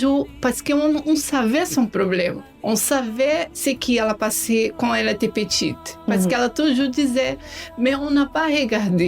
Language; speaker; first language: French; non-native, learner; Portuguese